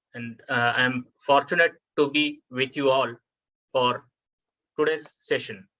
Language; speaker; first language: English; non-native, local second language; Marathi